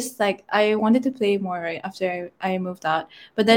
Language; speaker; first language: English; non-native, fluent; Malay